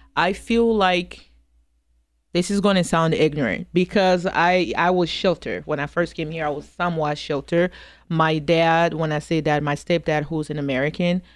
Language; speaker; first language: English; non-native, fluent; French